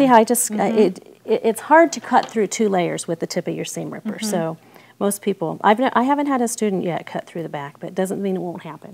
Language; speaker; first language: English; native; English